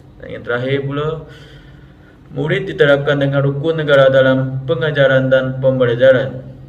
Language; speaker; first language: Malay; non-native, local second language; Iban